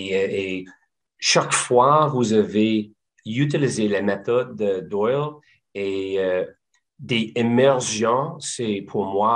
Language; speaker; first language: French; non-native, local second language; English